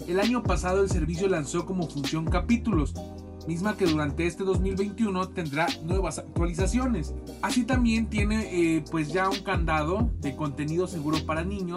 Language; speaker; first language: Spanish; native; Spanish